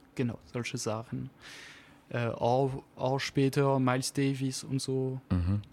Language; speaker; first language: German; non-native, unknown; French